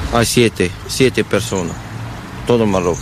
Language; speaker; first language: Spanish; non-native, learner; Arabic